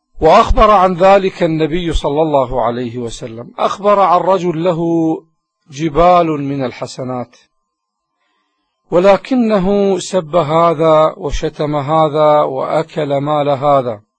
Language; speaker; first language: Arabic; native; Arabic